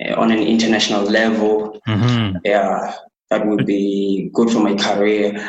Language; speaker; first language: English; non-native, local second language; Xhosa